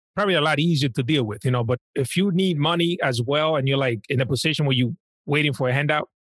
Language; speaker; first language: English; early bilingual, other home language; Spanish